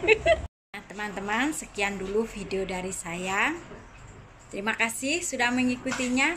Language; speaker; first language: Indonesian; non-native, local second language; Javanese